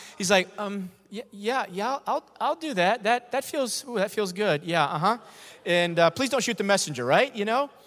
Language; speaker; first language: English; native; English